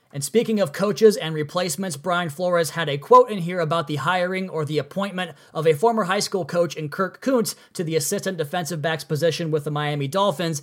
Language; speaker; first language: English; native; English